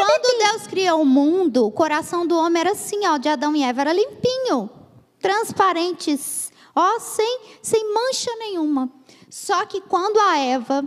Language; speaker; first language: Portuguese; native; Portuguese